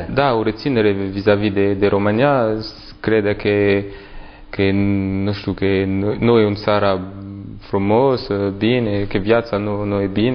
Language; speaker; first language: Romanian; non-native, learner; French